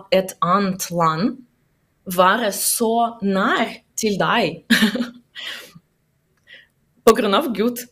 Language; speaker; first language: Norwegian; non-native, learner; Russian